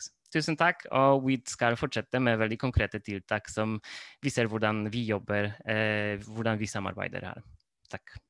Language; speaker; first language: Norwegian; non-native, fluent; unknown